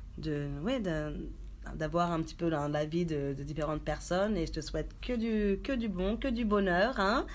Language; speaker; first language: French; early bilingual, other home language; Haitian Creole